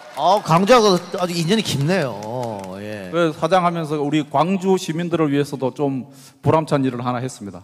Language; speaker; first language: Korean; native; Korean